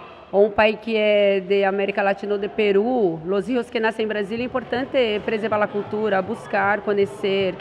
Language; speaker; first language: Spanish; non-native, learner; Portuguese